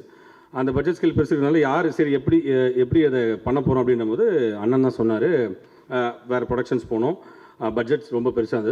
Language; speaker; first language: Tamil; native; Tamil